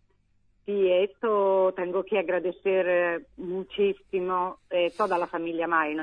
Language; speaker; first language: Spanish; non-native, learner; Italian